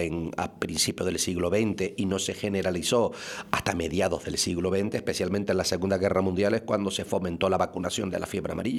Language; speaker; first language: Spanish; native; Spanish